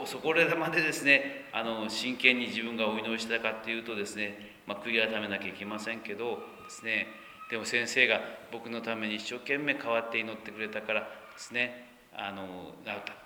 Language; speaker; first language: Japanese; native; Japanese